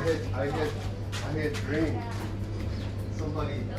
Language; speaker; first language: English; non-native, learner; Korean